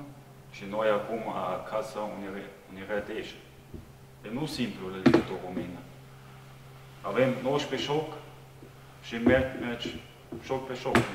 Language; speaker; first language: Romanian; non-native, learner; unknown